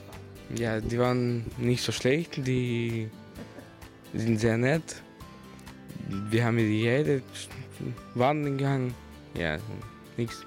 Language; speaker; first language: German; non-native, learner; Slovenian